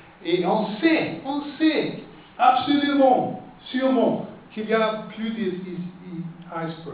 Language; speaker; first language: French; non-native, fluent; Swedish